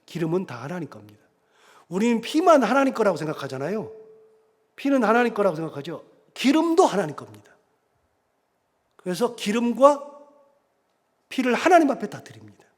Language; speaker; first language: Korean; native; Korean